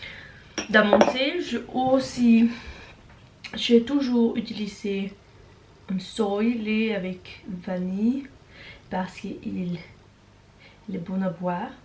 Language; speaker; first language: French; non-native, learner; Norwegian